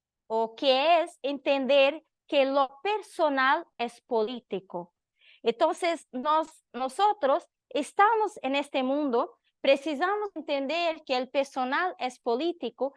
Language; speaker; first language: Spanish; non-native, learner; Portuguese